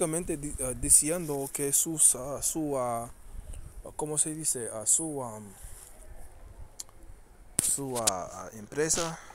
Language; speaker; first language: Spanish; early bilingual, heritage; Spanish